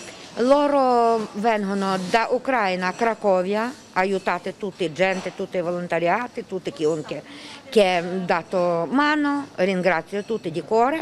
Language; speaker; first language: Italian; non-native, learner; Ukrainian